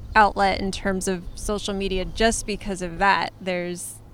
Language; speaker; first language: English; native; English